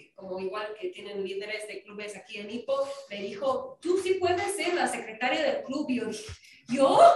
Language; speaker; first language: Spanish; non-native, fluent; English